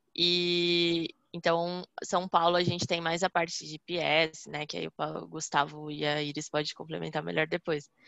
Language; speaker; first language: Portuguese; native; Portuguese